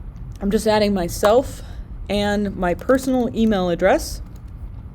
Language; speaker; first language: English; native; English